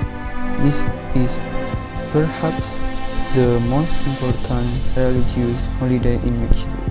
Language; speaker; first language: English; non-native, learner; Indonesian